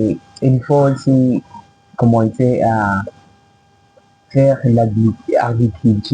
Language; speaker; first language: French; non-native, learner; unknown